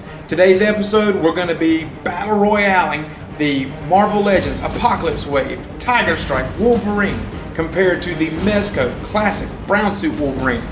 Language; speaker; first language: English; native; English